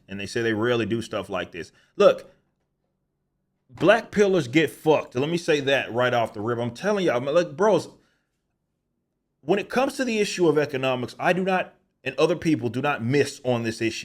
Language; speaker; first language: English; native; English